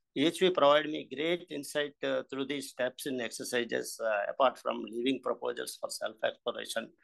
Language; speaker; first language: English; non-native, local second language; Telugu